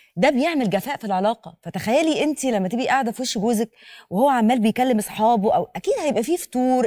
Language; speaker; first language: Egyptian Arabic; native; Egyptian Arabic